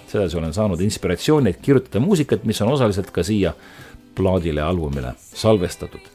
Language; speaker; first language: Estonian; native; Estonian